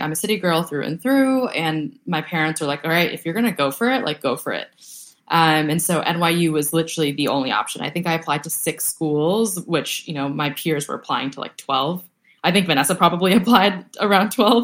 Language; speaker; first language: English; early bilingual, other home language; Vietnamese